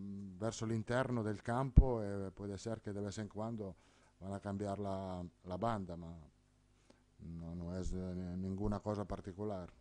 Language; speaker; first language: Spanish; non-native, fluent; Italian